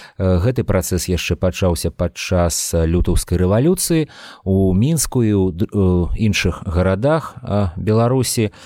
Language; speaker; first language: Belarusian; non-native, local second language; Russian